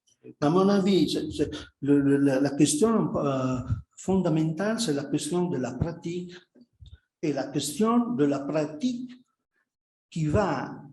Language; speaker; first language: French; non-native, fluent; Italian